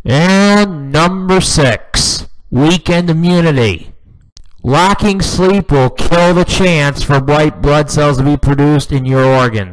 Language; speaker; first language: English; native; English